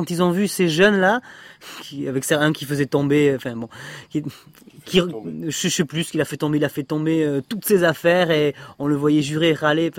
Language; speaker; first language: French; native; French